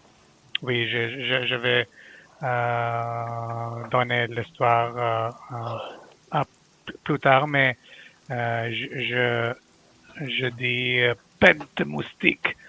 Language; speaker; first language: French; non-native, learner; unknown